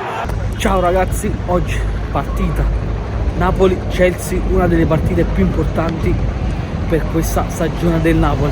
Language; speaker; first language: Italian; native; Italian